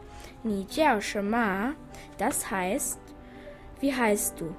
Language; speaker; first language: German; native; German